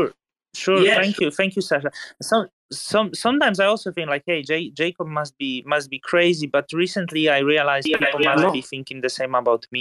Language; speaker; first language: English; non-native, fluent; Polish